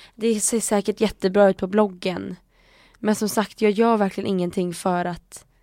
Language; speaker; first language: Swedish; non-native, fluent; Italian